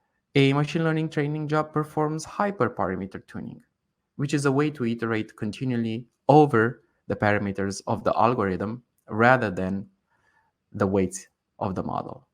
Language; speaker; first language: English; non-native, fluent; Romanian